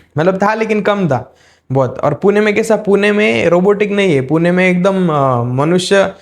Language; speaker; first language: Hindi; non-native, local second language; Marathi